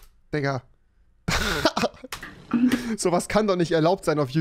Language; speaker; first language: German; native; German